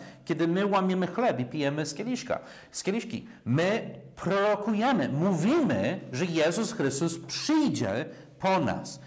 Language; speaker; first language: Polish; non-native, fluent; English